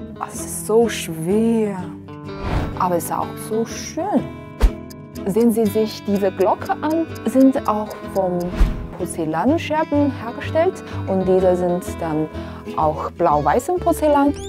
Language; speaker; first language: German; non-native, fluent; Chinese